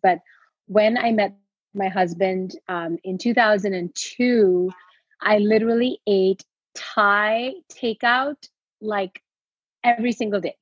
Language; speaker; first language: English; non-native, local second language; Hindi